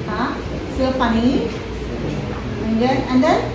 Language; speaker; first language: English; non-native, fluent; Indonesian